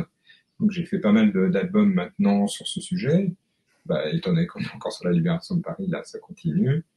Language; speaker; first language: French; native; French